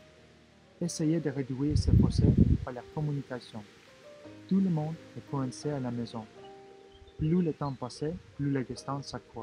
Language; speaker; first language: French; non-native, fluent; Russian